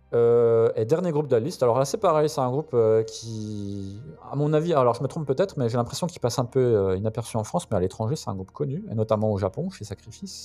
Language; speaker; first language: French; native; French